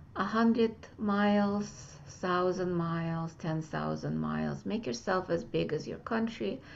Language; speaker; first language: English; non-native, fluent; Russian